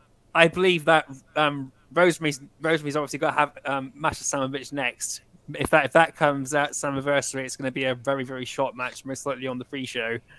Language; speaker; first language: English; native; English